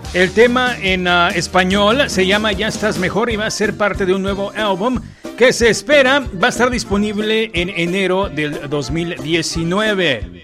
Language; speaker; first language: Spanish; early bilingual, heritage; Spanish